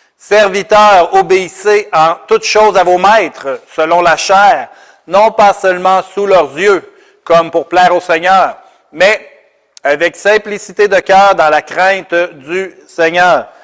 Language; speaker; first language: French; native; French